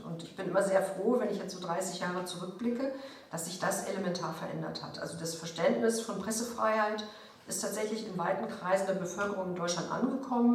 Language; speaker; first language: German; native; German